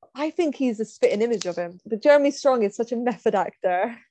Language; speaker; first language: English; native; English